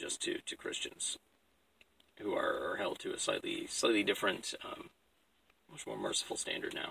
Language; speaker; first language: English; native; English